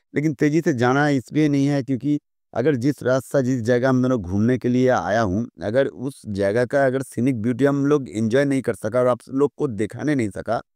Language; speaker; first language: Hindi; non-native, local second language; Bangla